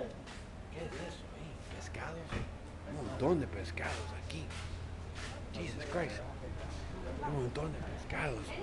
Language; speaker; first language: Spanish; non-native, fluent; English